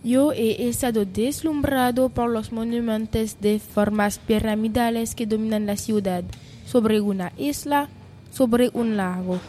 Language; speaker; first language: Spanish; non-native, learner; French